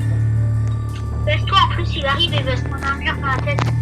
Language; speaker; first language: French; native; French